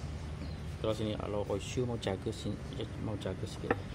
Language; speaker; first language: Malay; non-native, local second language; Chinese